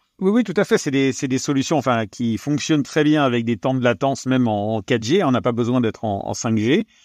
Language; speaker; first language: French; native; French